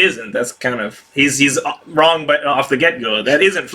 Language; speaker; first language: English; native; English